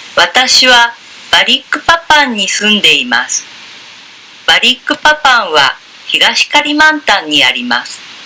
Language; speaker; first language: Japanese; non-native, learner; Indonesian